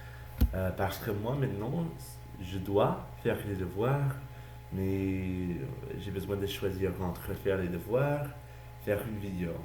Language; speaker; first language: French; non-native, learner; English